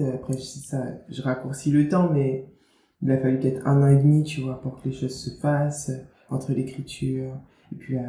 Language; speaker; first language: French; native; French